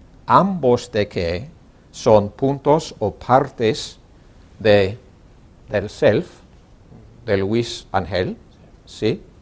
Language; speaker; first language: Spanish; non-native, learner; English